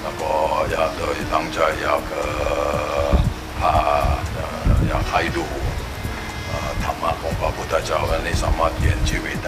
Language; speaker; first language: Thai; non-native, fluent; Indonesian